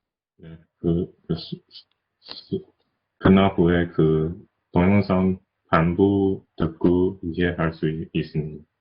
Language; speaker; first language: Korean; non-native, learner; Chinese